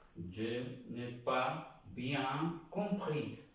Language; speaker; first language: French; non-native, fluent; Spanish